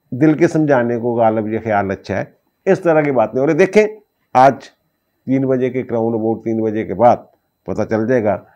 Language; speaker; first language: Urdu; non-native, local second language; Punjabi